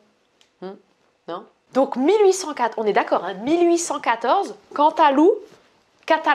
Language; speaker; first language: French; native; French